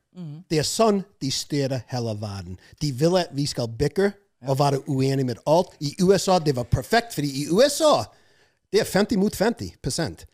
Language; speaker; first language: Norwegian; non-native, fluent; English